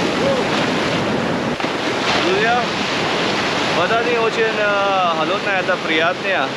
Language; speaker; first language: Russian; non-native, learner; Hindi